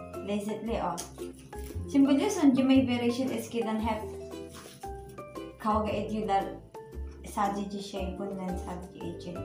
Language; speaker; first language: Turkish; non-native, learner; Filipino